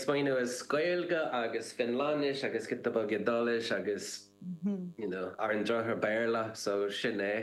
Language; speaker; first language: Irish; non-native, learner; English